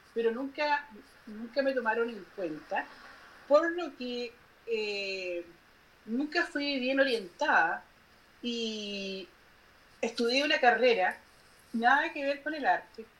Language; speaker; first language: Spanish; native; Spanish